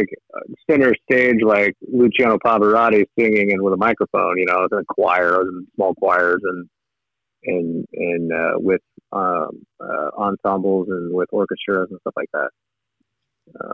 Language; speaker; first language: English; native; English